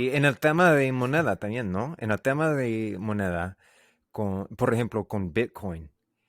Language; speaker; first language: Spanish; non-native, learner; English